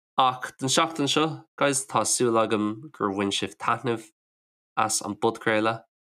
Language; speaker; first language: Irish; non-native, local second language; English